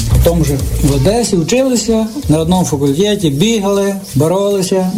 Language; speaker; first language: Ukrainian; native; Ukrainian